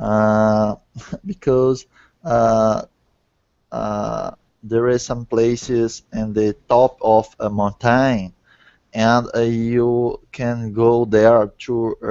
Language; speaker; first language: English; non-native, learner; Portuguese